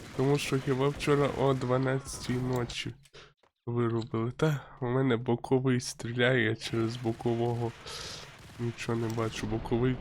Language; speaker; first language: Ukrainian; non-native, local second language; Russian